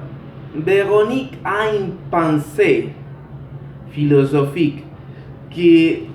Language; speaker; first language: French; non-native, learner; Spanish